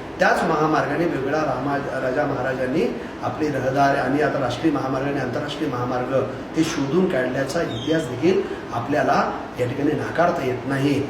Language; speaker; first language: Marathi; non-native, local second language; Lambadi